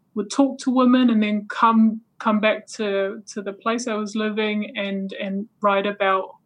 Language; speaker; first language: English; native; English